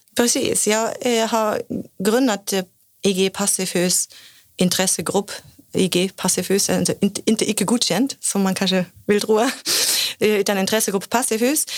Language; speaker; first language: Swedish; non-native, fluent; German